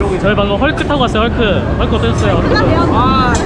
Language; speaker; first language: Korean; native; Korean